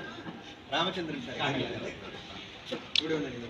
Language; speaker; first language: Tamil; native; Tamil